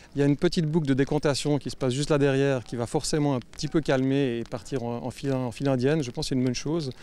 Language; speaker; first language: French; native; French